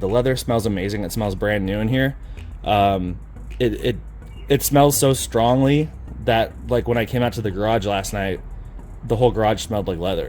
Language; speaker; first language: English; native; English